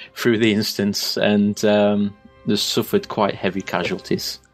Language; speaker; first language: English; native; English